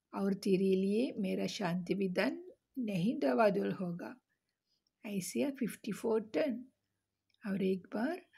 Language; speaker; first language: Hindi; non-native, local second language; Malayalam